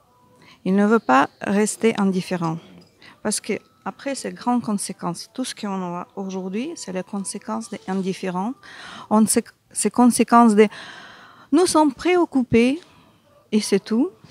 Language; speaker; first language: French; non-native, learner; Ukrainian